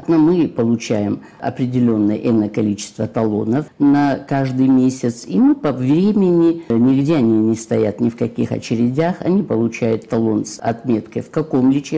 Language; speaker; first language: Russian; native; Russian